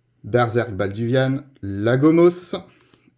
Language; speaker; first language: French; native; French